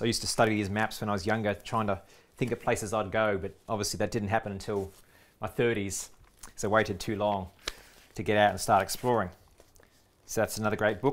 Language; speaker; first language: English; native; English